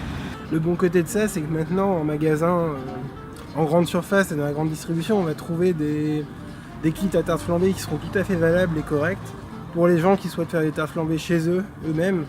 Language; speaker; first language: French; native; French